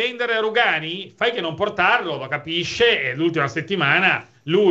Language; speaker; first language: Italian; native; Italian